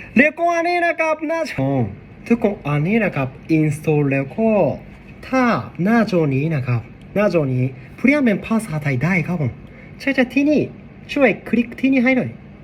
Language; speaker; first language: Thai; non-native, learner; Japanese